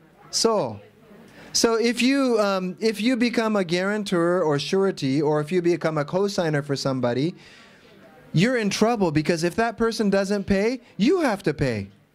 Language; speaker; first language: English; native; English